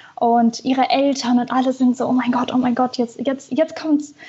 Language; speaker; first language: German; early bilingual, other home language; Russian